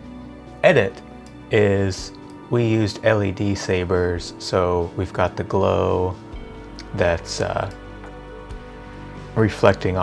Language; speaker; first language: English; native; English